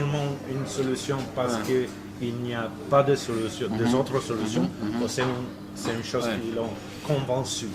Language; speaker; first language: French; non-native, fluent; Italian